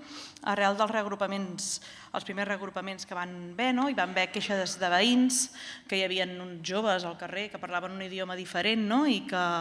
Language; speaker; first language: Catalan; native; Catalan